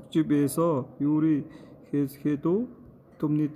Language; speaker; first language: Korean; non-native, fluent; Mongolian